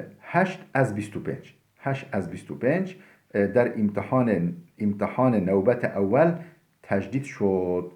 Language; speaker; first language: Persian; non-native, fluent; Turkish